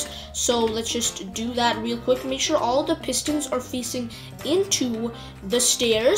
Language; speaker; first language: English; native; English